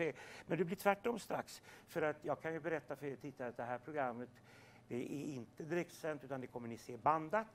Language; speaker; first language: Swedish; native; Swedish